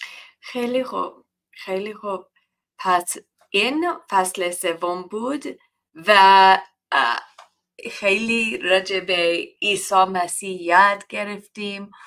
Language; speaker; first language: Persian; non-native, learner; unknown